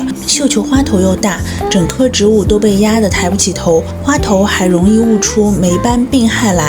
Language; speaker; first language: Chinese; native; Chinese